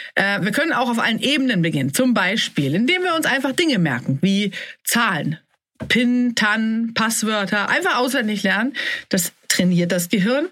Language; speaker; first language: German; native; German